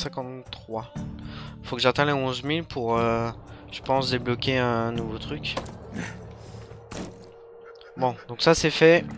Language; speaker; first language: French; native; French